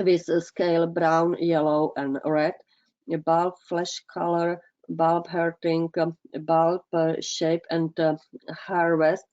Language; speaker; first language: English; non-native, fluent; Czech